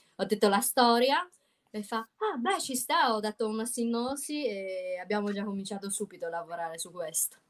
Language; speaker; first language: Italian; non-native, fluent; Chinese